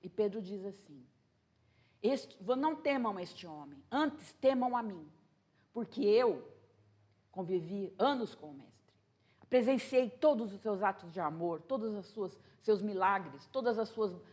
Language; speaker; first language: Portuguese; native; Portuguese